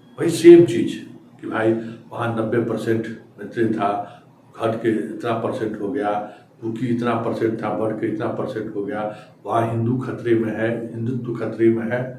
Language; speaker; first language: Hindi; native; Hindi